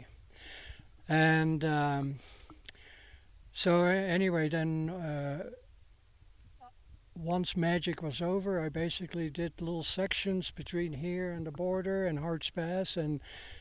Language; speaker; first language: English; non-native, fluent; Dutch